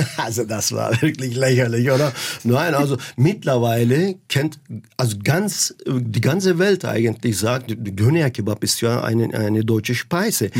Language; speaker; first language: German; non-native, fluent; Turkish